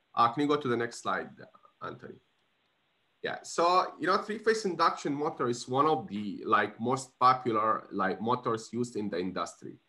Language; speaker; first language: English; non-native, fluent; Arabic